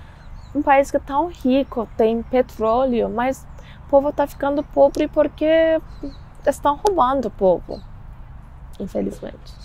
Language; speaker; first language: Portuguese; non-native, learner; Persian